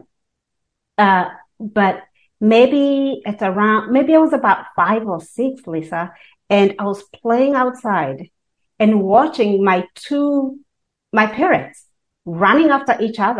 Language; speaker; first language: English; non-native, local second language; Kikuyu